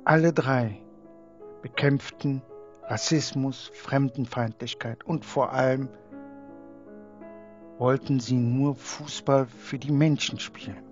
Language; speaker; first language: German; early bilingual, other home language; Turkish